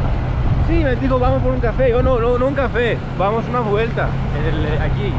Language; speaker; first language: Spanish; non-native, learner; Greek